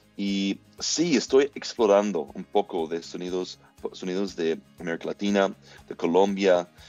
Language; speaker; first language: Spanish; non-native, fluent; English